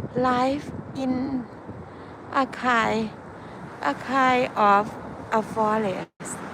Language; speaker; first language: English; non-native, learner; Thai